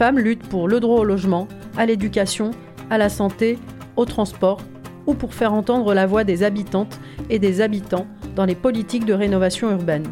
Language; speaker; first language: French; native; French